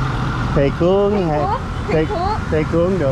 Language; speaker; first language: Vietnamese; non-native, learner; English